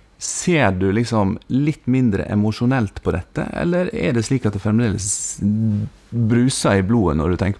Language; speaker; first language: Norwegian; native; Norwegian